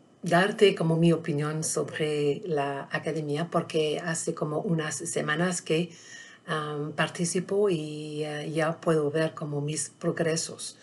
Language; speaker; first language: Spanish; non-native, learner; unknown